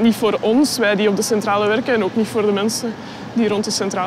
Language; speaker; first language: Dutch; native; Dutch